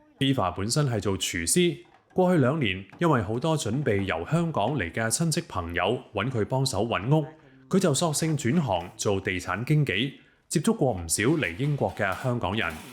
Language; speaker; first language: Cantonese; native; Cantonese